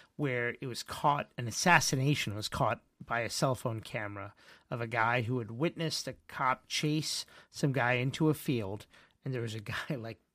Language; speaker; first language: English; early bilingual, other home language; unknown